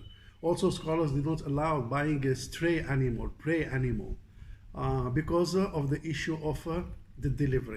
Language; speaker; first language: English; non-native, fluent; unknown